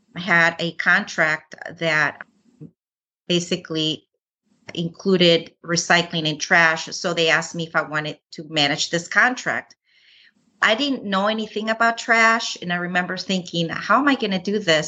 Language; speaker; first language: English; non-native, fluent; Spanish